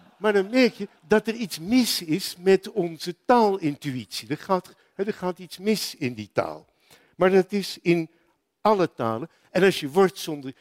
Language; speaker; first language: Dutch; native; Dutch